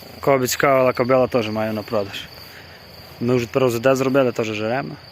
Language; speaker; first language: Ukrainian; native; Ukrainian